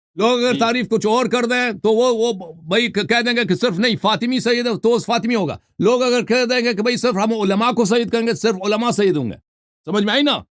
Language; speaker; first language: Urdu; native; Urdu